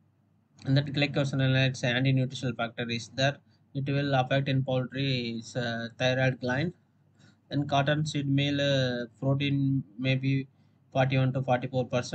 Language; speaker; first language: English; non-native, local second language; Tamil